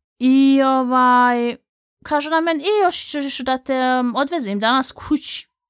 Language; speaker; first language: Bosnian; early bilingual, heritage; Bosnian